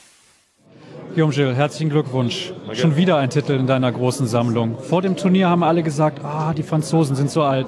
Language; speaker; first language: German; native; German